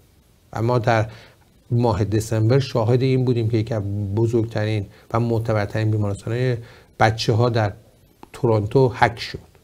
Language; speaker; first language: Persian; native; Persian